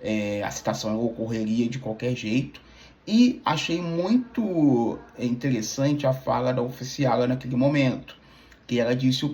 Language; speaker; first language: Portuguese; native; Portuguese